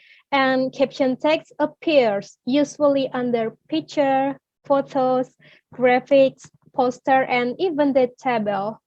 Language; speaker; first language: English; non-native, learner; Indonesian